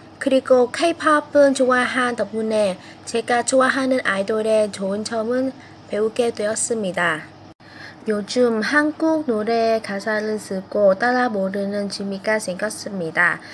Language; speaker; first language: Korean; non-native, fluent; Vietnamese